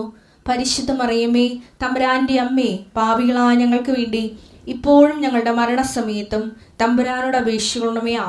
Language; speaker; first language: Malayalam; native; Malayalam